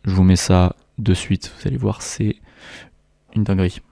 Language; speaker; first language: French; native; French